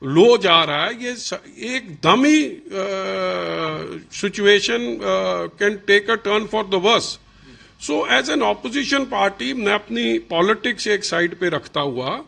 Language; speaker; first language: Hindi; non-native, local second language; Punjabi